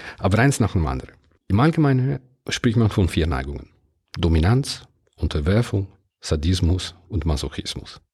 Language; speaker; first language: German; non-native, local second language; Italian